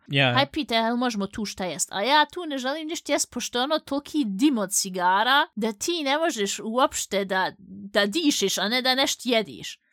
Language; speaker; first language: Bosnian; early bilingual, heritage; Bosnian